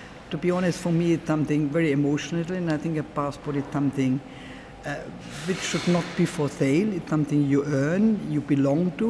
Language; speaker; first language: English; non-native, fluent; German